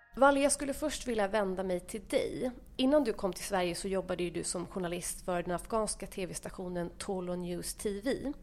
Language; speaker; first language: Swedish; native; Swedish